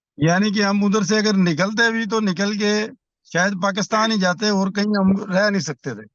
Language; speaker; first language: Urdu; non-native, local second language; Punjabi